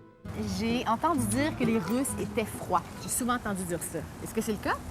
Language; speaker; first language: French; native; French